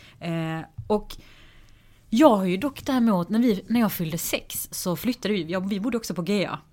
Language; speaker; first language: Swedish; early bilingual, other home language; Persian